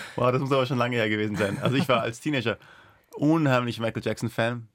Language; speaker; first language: German; non-native, local second language; Persian